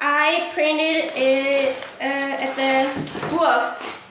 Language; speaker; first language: English; non-native, learner; Korean